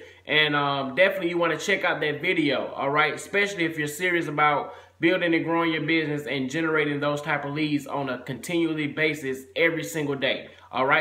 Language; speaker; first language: English; native; English